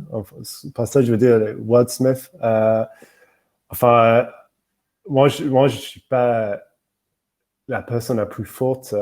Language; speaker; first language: French; non-native, fluent; English